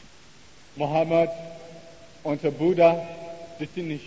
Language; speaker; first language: German; non-native, learner; Chinese